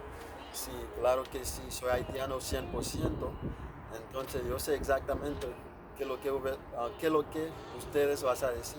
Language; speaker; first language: Spanish; non-native, fluent; Haitian Creole